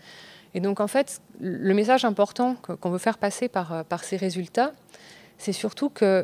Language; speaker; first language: French; native; French